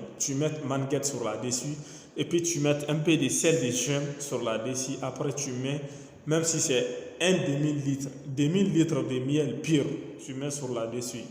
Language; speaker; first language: French; non-native, local second language; Mandingo